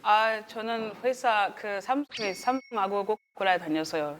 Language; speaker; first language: Korean; non-native, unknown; French